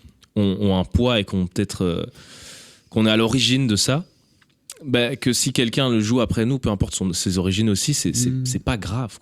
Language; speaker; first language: French; native; French